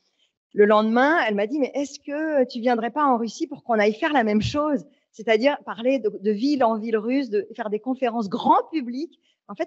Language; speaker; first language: French; native; French